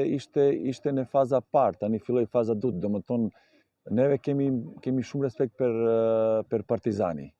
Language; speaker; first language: Albanian; non-native, learner; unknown